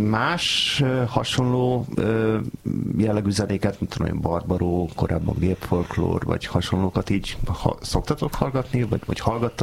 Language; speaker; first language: Hungarian; native; Hungarian